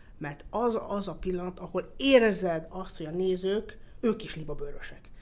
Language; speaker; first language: Hungarian; early bilingual, heritage; Hungarian